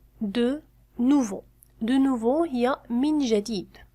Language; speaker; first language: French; non-native, fluent; Arabic